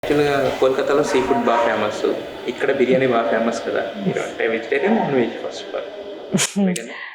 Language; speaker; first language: Telugu; native; Telugu